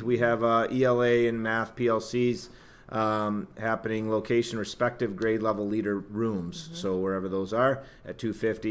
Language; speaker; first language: English; native; English